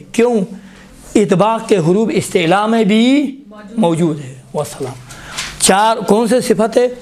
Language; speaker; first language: Urdu; non-native, local second language; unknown